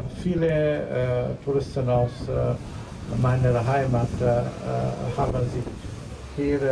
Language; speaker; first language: German; non-native, fluent; Hungarian